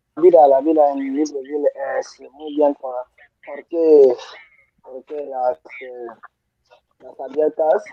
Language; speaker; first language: Spanish; non-native, learner; French